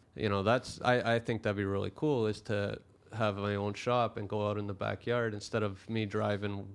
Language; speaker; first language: English; native; English